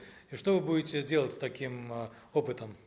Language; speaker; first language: Russian; native; Russian